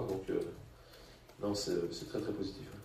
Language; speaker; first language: French; native; French